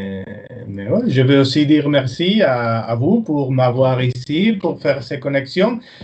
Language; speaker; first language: French; non-native, learner; Spanish